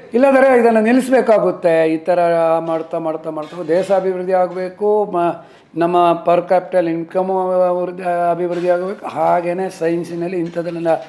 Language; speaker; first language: Kannada; non-native, local second language; Kodava